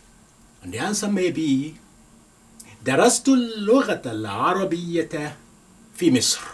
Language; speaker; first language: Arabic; non-native, fluent; Yoruba